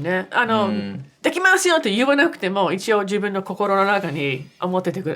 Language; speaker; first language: Japanese; non-native, fluent; English